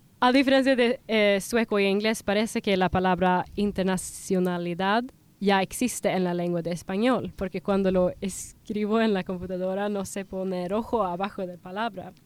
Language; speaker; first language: Spanish; non-native, learner; Swedish